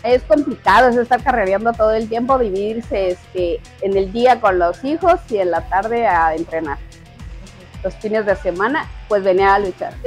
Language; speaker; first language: Spanish; native; Spanish